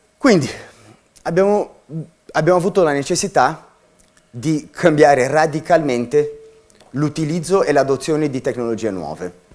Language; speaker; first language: Italian; non-native, fluent; Portuguese